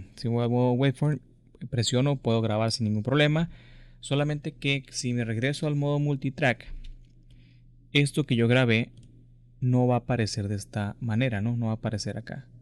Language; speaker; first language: Spanish; native; Spanish